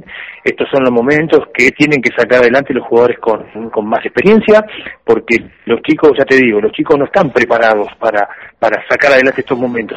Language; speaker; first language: Spanish; native; Spanish